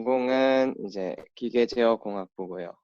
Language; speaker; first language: Korean; native; Korean